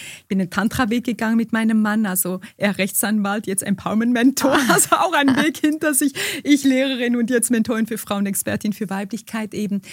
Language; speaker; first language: German; early bilingual, other home language; Romanian